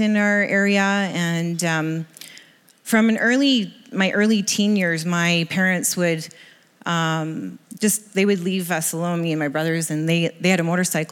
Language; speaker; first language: English; native; English